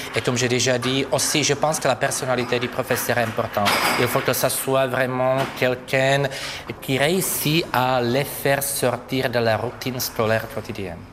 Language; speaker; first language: French; non-native, fluent; Czech